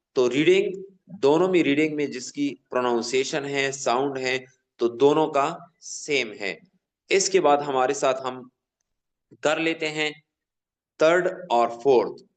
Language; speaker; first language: Urdu; non-native, local second language; Pashto